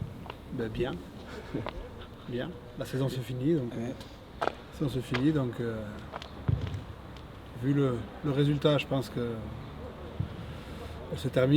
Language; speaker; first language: French; native; French